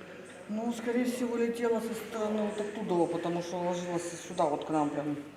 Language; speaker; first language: Russian; native; Russian